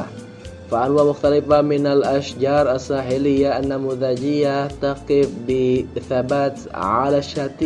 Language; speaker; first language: Arabic; non-native, fluent; Indonesian